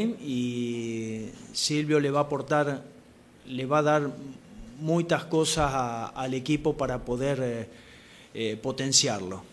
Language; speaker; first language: Spanish; non-native, fluent; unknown